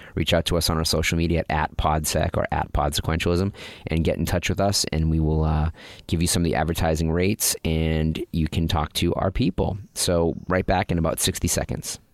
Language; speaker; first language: English; native; English